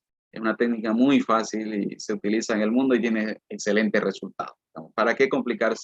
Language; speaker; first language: Spanish; native; Spanish